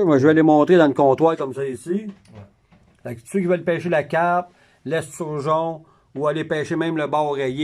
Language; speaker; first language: French; native; French